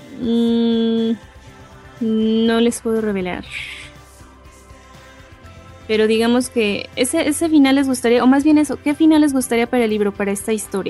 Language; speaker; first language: Spanish; native; Spanish